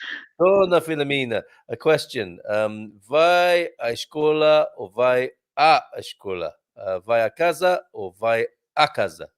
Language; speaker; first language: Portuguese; non-native, learner; English